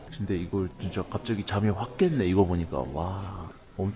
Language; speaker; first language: Korean; native; Korean